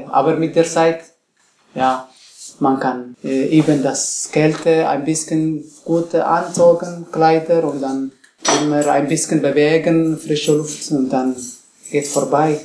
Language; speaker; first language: German; non-native, learner; Tigrinya